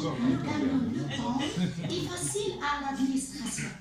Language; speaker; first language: French; non-native, learner; Arabic